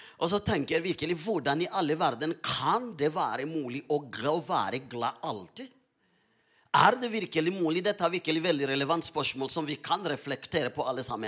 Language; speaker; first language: Norwegian; non-native, fluent; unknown